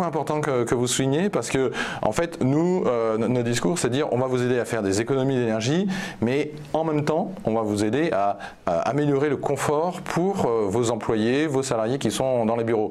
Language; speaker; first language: French; native; French